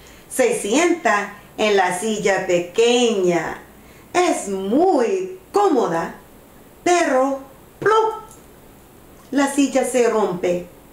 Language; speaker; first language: Spanish; non-native, learner; English